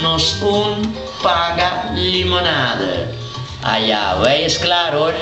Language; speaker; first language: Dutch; non-native, local second language; Papiamento